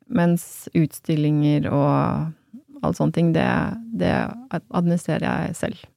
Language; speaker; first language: Norwegian; native; Norwegian